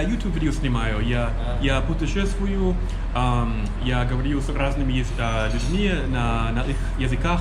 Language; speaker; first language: Russian; non-native, learner; English